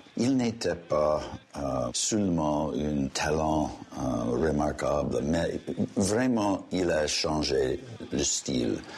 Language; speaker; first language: French; non-native, local second language; English